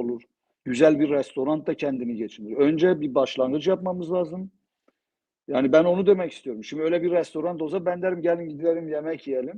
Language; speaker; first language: Turkish; non-native, local second language; Zaza